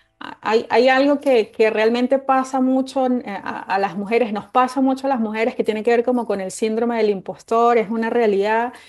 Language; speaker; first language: Spanish; native; Spanish